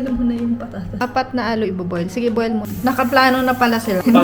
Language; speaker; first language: Filipino; native; Filipino